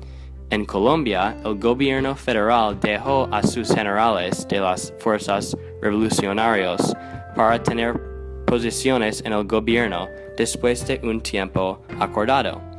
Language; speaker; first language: Spanish; non-native, learner; English